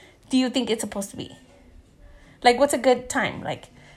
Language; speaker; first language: English; early bilingual, other home language; Spanish